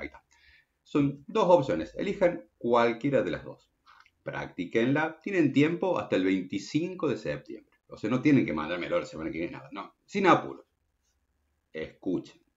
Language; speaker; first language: Spanish; native; Spanish